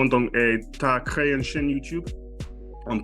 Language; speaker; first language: French; non-native, fluent; English